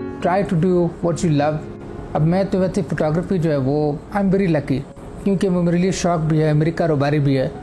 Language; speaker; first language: Urdu; native; Urdu